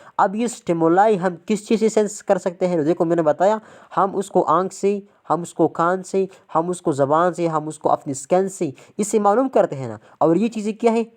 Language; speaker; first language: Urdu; non-native, local second language; Pashto